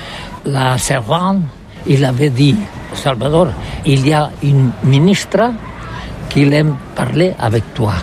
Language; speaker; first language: French; non-native, learner; Catalan